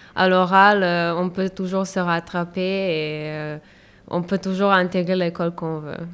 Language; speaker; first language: French; non-native, fluent; Serbian